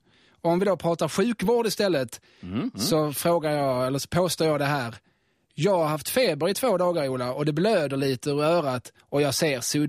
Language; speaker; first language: Swedish; native; Swedish